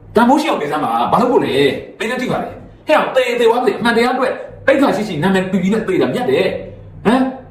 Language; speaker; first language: Burmese; native; Burmese